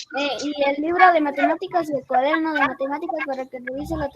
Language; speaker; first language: Spanish; native; Spanish